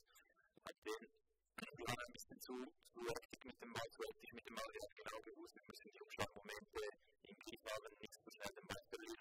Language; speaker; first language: German; non-native, local second language; Italian